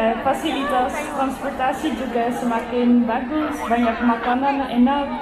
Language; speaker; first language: Indonesian; non-native, fluent; Japanese